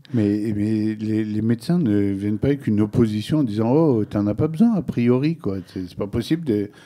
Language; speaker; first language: French; native; French